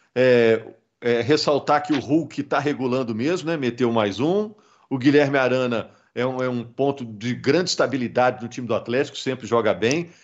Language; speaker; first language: Portuguese; native; Portuguese